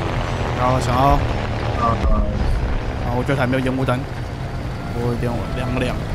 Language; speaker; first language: Chinese; native; Chinese